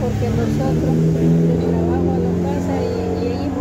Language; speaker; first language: Spanish; native; Spanish